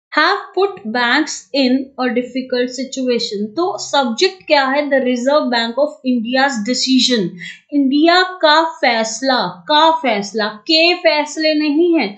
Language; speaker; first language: Hindi; native; Hindi